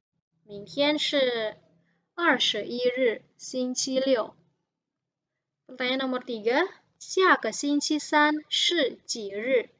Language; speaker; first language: Chinese; non-native, fluent; Indonesian